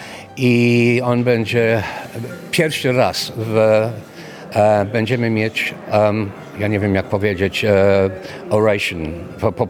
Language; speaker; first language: Polish; early bilingual, heritage; English